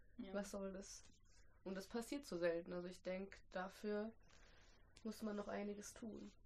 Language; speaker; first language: German; early bilingual, other home language; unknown